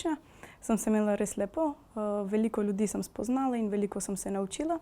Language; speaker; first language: Slovenian; non-native, fluent; Macedonian